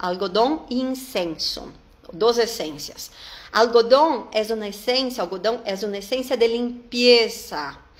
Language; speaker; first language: Spanish; non-native, fluent; Portuguese